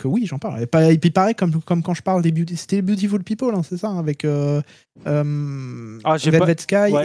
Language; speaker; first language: French; native; French